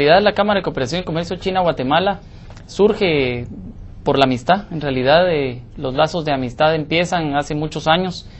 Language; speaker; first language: Spanish; native; Spanish